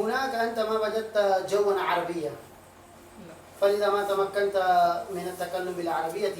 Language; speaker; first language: Arabic; non-native, fluent; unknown